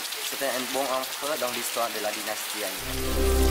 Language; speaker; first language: French; non-native, learner; Vietnamese